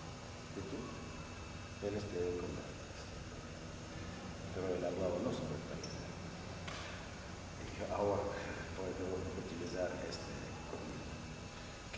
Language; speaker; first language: Spanish; non-native, learner; Russian